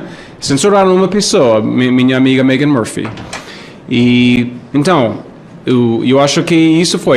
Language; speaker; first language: Portuguese; non-native, fluent; English